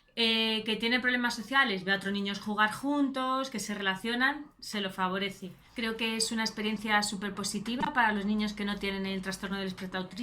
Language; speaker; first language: Spanish; native; Spanish